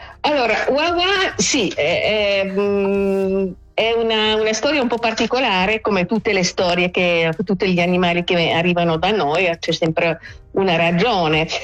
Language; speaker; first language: Italian; non-native, local second language; French